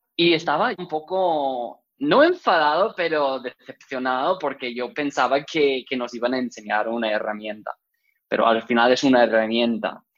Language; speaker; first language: Spanish; non-native, fluent; English